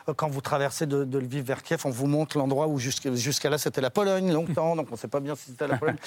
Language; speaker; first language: French; native; French